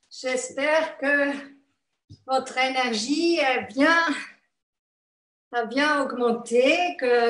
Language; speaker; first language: French; non-native, fluent; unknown